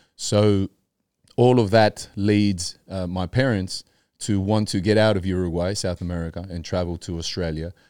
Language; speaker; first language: English; early bilingual, other home language; Spanish